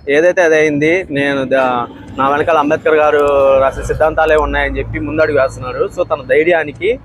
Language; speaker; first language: Telugu; native; Telugu